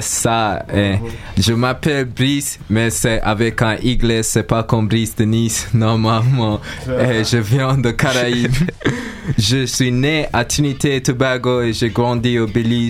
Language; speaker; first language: French; non-native, learner; English